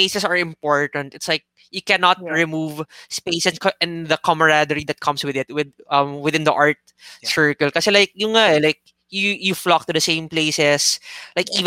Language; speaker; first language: English; non-native, local second language; Filipino